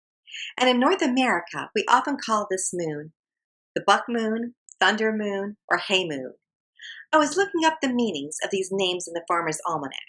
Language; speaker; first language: English; native; English